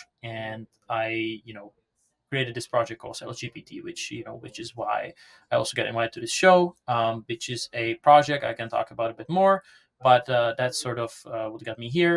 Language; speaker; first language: English; non-native, fluent; Czech